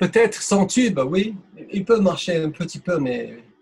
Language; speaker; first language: French; non-native, fluent; English